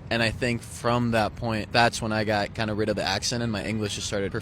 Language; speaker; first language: English; early bilingual, other home language; Spanish